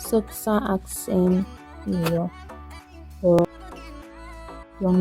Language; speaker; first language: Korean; non-native, learner; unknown